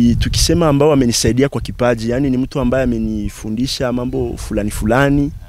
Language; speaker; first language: Swahili; non-native, local second language; Bembe